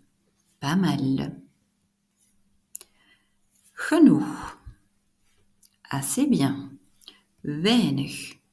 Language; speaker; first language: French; non-native, fluent; Dutch